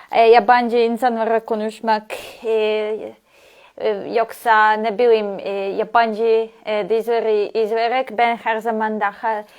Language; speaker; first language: Turkish; non-native, learner; Serbian